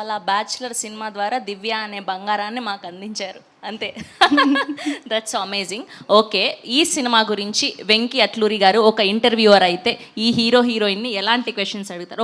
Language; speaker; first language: Telugu; native; Telugu